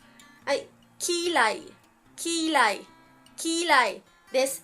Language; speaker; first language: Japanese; early bilingual, heritage; Filipino